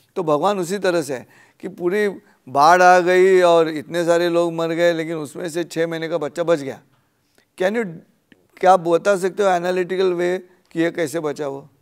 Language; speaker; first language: Hindi; non-native, local second language; Marathi